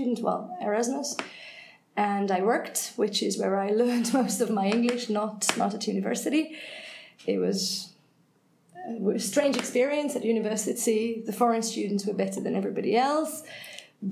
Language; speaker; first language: English; non-native, fluent; Hungarian